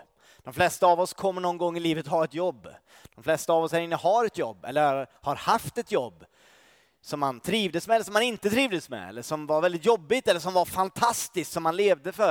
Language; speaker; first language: Swedish; native; Swedish